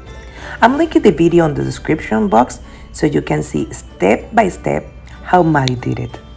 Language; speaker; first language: English; non-native, fluent; Spanish